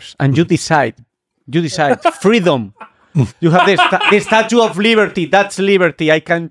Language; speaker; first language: English; non-native, fluent; Spanish